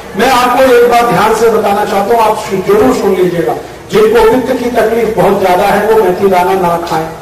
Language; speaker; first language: Hindi; native; Hindi